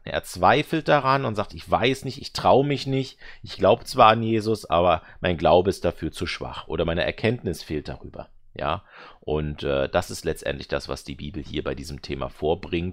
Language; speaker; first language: German; native; German